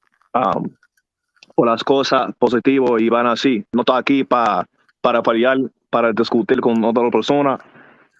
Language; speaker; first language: Spanish; early bilingual, heritage; English